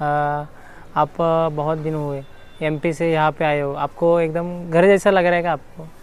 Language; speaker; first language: Hindi; non-native, local second language; Marathi